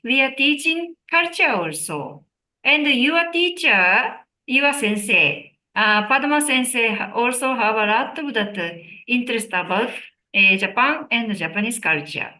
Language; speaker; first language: English; non-native, learner; Japanese